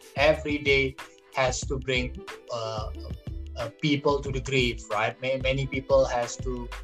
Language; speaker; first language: English; non-native, fluent; Indonesian